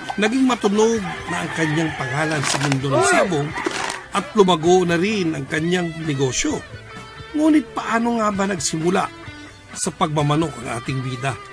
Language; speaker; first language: Filipino; native; Filipino